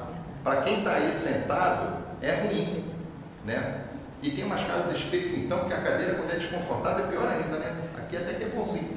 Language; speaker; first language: Portuguese; native; Portuguese